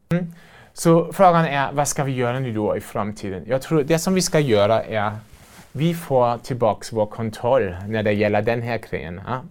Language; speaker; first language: Swedish; non-native, fluent; German